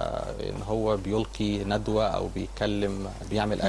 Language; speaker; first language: Arabic; native; Arabic